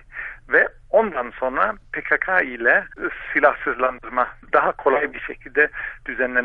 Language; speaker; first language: Turkish; non-native, fluent; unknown